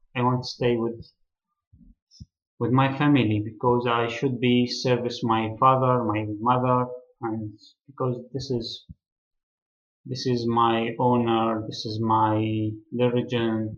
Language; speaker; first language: English; non-native, learner; Arabic